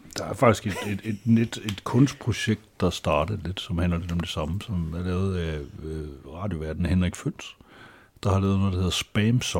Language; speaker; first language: Danish; native; Danish